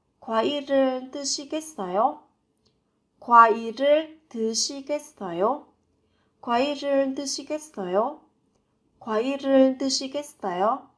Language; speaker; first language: Korean; non-native, fluent; Vietnamese